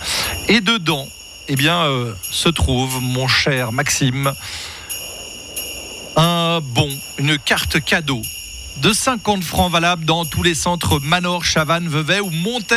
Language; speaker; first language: French; native; French